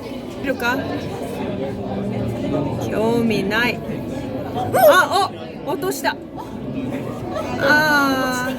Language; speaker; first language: Japanese; non-native, learner; Mongolian